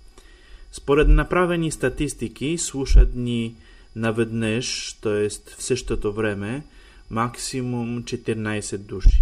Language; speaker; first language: Bulgarian; non-native, fluent; Polish